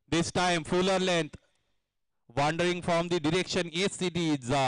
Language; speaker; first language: English; non-native, local second language; Marathi